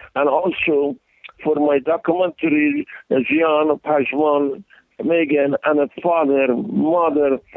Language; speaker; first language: English; non-native, learner; Persian